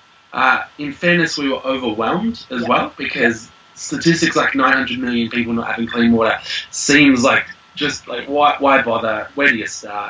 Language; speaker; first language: English; native; English